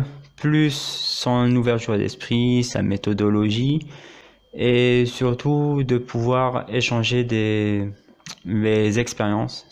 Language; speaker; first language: French; non-native, local second language; Arabic